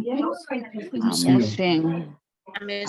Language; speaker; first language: English; non-native, learner; Spanish